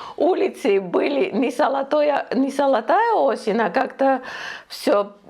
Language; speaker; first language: Russian; non-native, fluent; Spanish